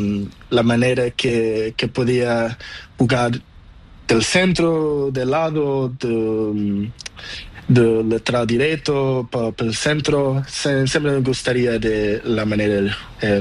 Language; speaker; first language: Spanish; non-native, learner; Portuguese